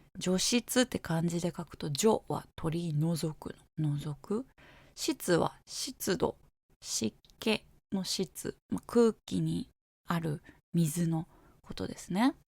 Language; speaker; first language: Japanese; native; Japanese